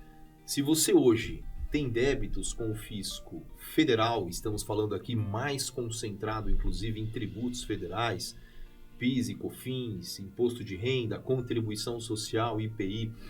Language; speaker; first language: Portuguese; native; Portuguese